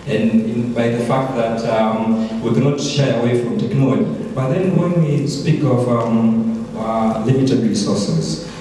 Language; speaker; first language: English; non-native, local second language; Swahili